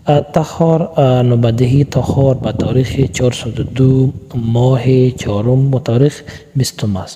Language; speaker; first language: Persian; non-native, local second language; Pashto